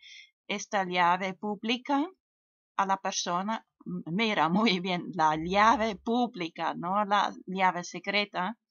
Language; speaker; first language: Spanish; non-native, fluent; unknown